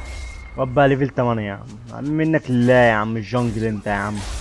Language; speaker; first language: Arabic; native; Arabic